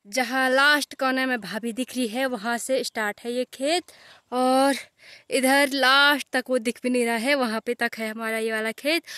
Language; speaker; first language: Hindi; non-native, local second language; Garhwali